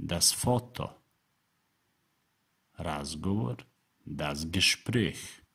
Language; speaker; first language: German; non-native, fluent; Serbian